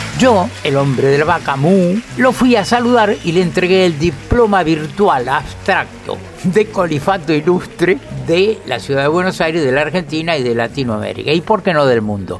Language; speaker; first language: Spanish; native; Spanish